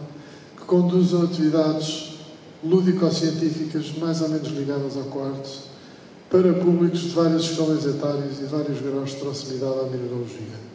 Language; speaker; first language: Portuguese; native; Portuguese